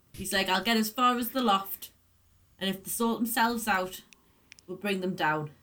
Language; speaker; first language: English; native; English